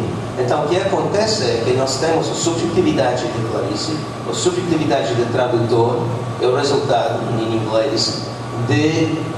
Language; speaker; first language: Portuguese; non-native, fluent; English